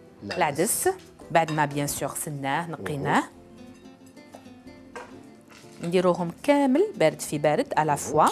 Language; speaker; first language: Arabic; native; Arabic